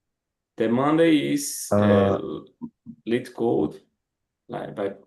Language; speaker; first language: English; non-native, learner; Portuguese